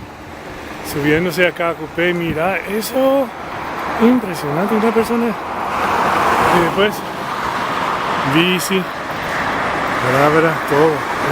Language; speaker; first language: Spanish; non-native, fluent; English